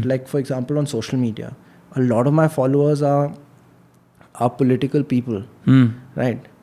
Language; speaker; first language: English; non-native, local second language; Hindi